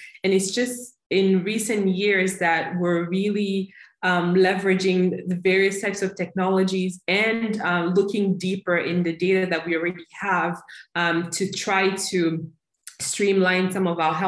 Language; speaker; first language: English; native; English